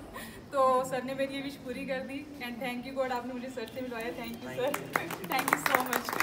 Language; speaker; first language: Hindi; native; Hindi